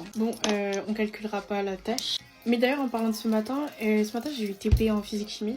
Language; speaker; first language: French; native; French